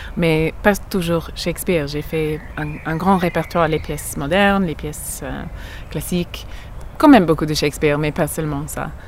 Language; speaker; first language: French; non-native, fluent; English